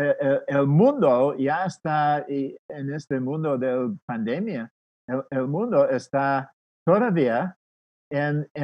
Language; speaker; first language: Spanish; non-native, fluent; English